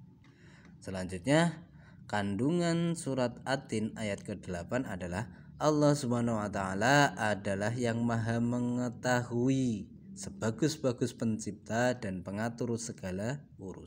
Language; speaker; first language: Indonesian; native; Indonesian